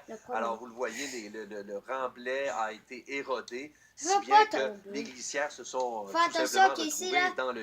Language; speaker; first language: French; native; French